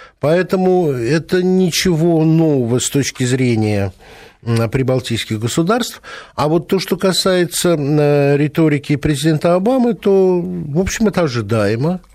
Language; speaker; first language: Russian; native; Russian